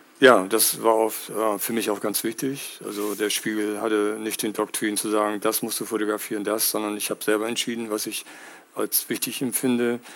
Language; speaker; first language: German; native; German